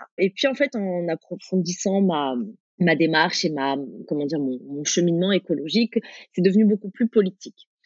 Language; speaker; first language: French; early bilingual, other home language; Arabic